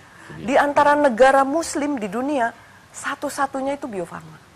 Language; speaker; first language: Indonesian; native; Indonesian